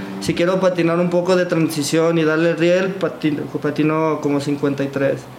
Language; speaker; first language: Spanish; early bilingual, other home language; English